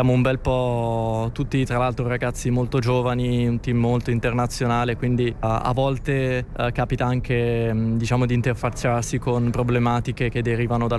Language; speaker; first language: Italian; native; Italian